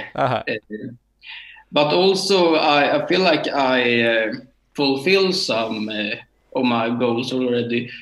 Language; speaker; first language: English; non-native, learner; Swedish